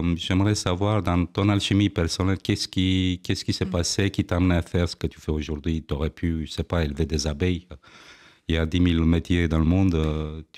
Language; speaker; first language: French; non-native, fluent; Romanian